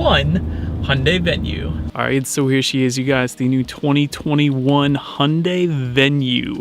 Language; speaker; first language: English; native; English